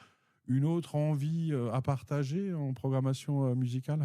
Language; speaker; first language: French; native; French